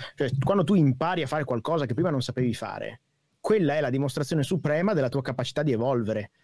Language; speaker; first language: Italian; native; Italian